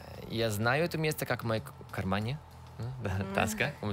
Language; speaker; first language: Russian; non-native, learner; Italian